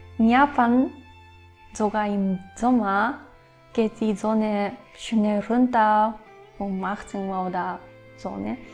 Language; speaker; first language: German; non-native, fluent; Japanese